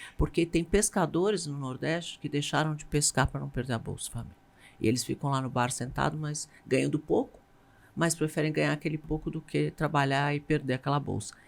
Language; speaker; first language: Portuguese; native; Portuguese